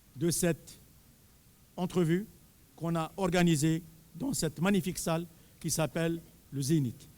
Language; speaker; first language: French; non-native, local second language; Arabic